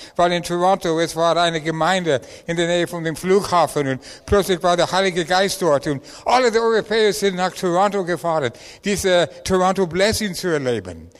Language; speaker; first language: German; non-native, learner; English